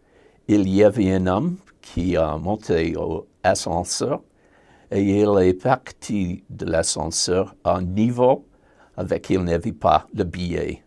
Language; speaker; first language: French; non-native, learner; English